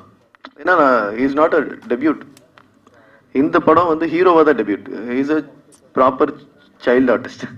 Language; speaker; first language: Tamil; non-native, fluent; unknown